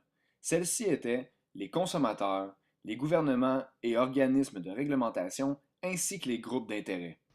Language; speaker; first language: French; native; French